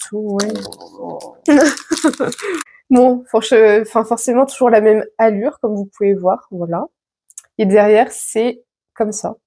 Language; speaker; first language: French; native; French